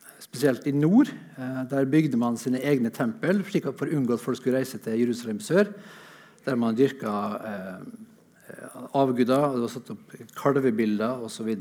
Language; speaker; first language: Norwegian; native; Norwegian